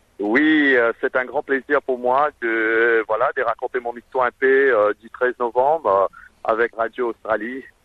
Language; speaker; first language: French; non-native, local second language; Morisyen